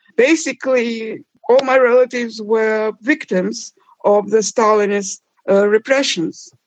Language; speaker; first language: English; non-native, fluent; German